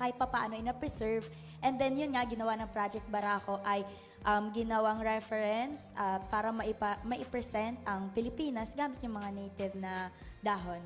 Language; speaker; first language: Filipino; native; Filipino